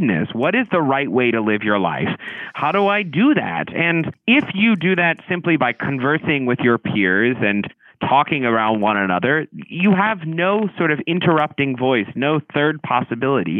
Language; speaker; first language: English; native; English